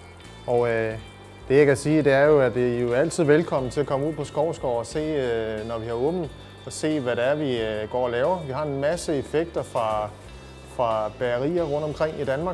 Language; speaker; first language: Danish; native; Danish